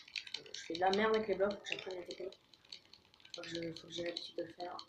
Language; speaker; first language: French; native; French